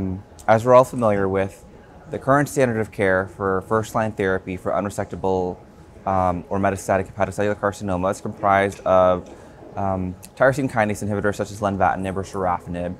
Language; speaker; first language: English; native; English